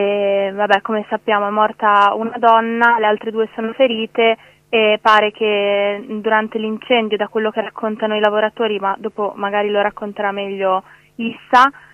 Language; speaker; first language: Italian; native; Italian